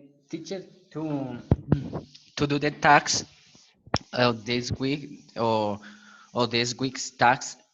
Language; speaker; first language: English; non-native, learner; Spanish